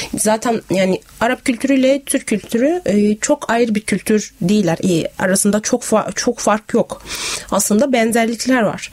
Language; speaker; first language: Turkish; non-native, fluent; Arabic